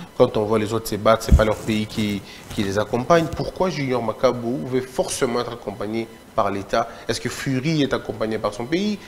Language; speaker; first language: French; non-native, local second language; Lingala